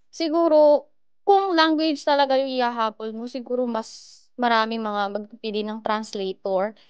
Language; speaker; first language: Filipino; early bilingual, other home language; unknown